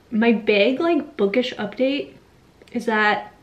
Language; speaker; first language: English; native; English